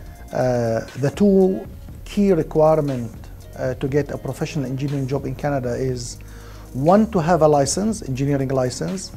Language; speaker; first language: English; non-native, fluent; Arabic